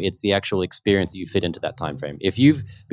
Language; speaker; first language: English; native; English